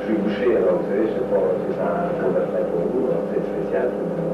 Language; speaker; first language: French; native; French